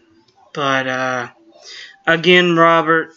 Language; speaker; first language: English; native; English